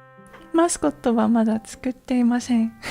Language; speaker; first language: Japanese; non-native, learner; English